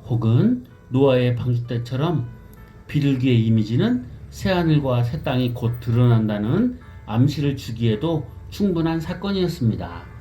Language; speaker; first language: Korean; native; Korean